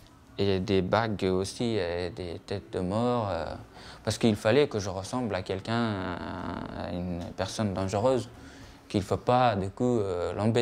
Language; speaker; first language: French; non-native, fluent; Persian